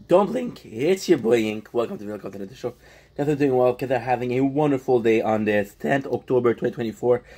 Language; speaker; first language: English; non-native, fluent; French